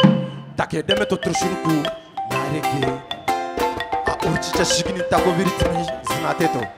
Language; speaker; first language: Czech; non-native, learner; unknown